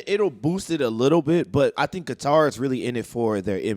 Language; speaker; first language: English; native; English